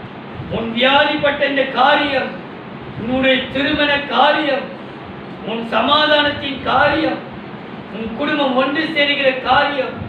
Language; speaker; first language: Tamil; native; Tamil